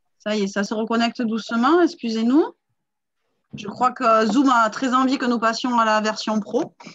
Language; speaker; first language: French; native; French